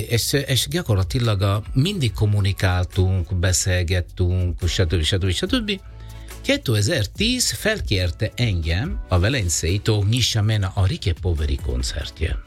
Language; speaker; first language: Hungarian; non-native, fluent; Italian